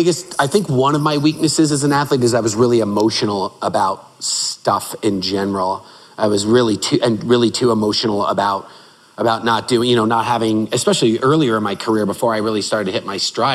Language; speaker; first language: English; native; English